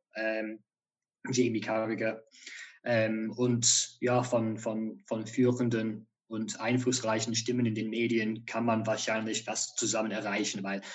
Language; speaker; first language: German; non-native, fluent; English